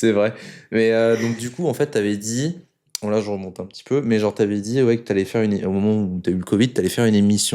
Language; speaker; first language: French; native; French